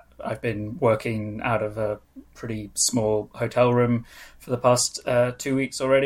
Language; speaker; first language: English; non-native, local second language; Welsh